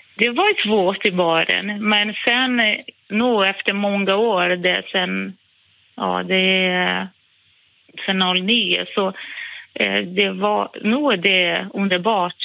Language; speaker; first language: Swedish; non-native, fluent; Portuguese